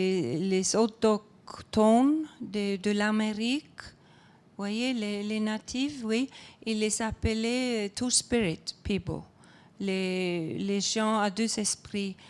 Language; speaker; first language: French; non-native, fluent; Icelandic